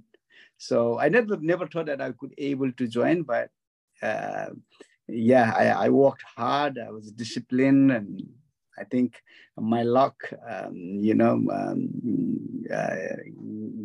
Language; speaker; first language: English; non-native, local second language; Nepali